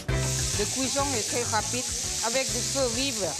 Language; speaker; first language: French; non-native, fluent; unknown